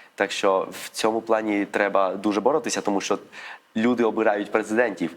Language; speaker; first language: Ukrainian; early bilingual, other home language; Spanish